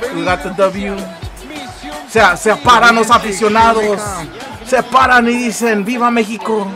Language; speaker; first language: Spanish; early bilingual, heritage; Spanish